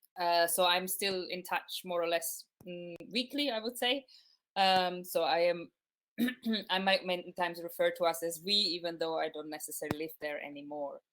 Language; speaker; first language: English; non-native, fluent; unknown